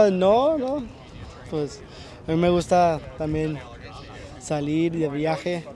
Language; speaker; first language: Spanish; early bilingual, heritage; Spanish